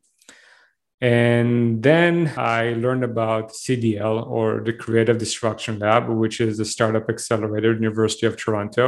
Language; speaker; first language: English; non-native, fluent; Hebrew